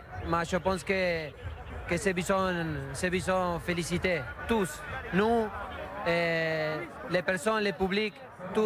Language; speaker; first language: French; non-native, learner; Spanish